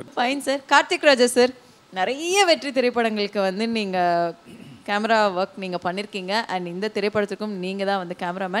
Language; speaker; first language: Tamil; native; Tamil